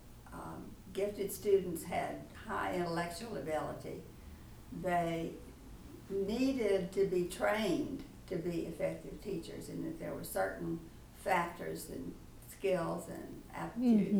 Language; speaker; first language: English; native; English